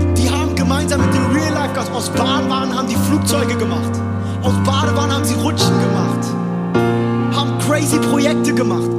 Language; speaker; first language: German; native; German